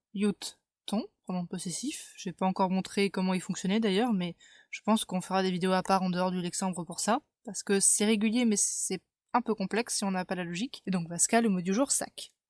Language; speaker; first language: French; native; French